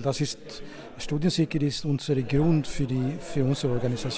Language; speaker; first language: German; non-native, fluent; Swedish